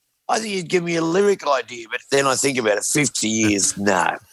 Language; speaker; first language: English; native; English